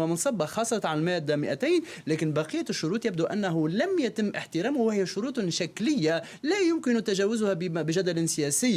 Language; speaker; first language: Arabic; native; Arabic